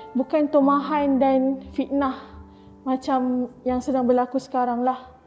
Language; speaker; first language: Malay; native; Malay